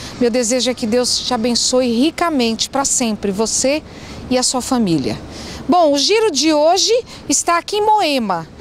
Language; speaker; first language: Portuguese; native; Portuguese